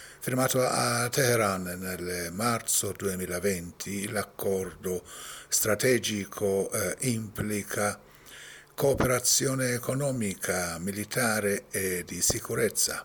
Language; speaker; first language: Italian; non-native, fluent; Persian